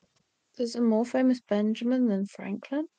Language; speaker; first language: English; native; English